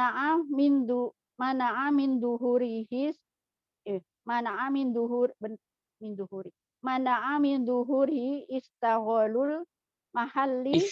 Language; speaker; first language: Arabic; non-native, learner; Indonesian